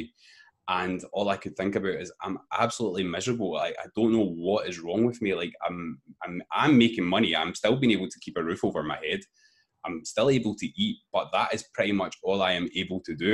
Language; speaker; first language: English; native; English